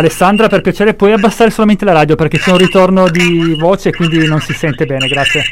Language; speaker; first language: Italian; native; Italian